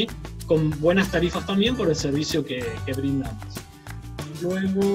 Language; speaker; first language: Spanish; native; Spanish